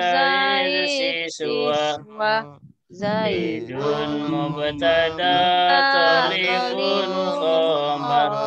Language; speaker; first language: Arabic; non-native, learner; Indonesian